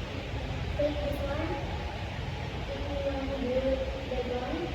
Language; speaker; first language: English; non-native, learner; Indonesian